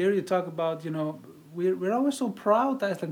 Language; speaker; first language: English; non-native, fluent; Icelandic